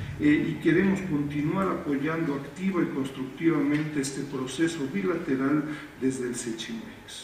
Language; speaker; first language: Spanish; native; Spanish